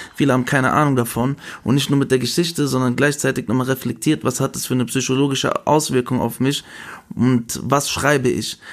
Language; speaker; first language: German; early bilingual, other home language; Spanish